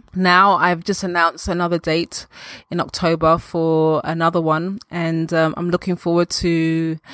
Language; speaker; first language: English; native; English